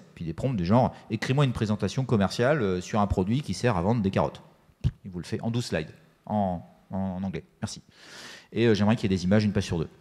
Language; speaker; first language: French; native; French